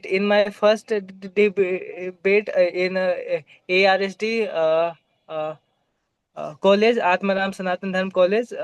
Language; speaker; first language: English; non-native, local second language; Hindi